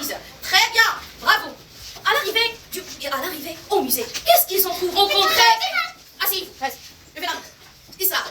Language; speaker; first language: French; non-native, local second language; Arabic